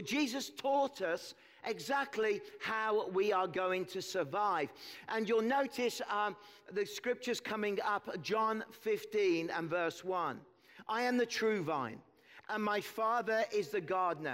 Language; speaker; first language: English; native; English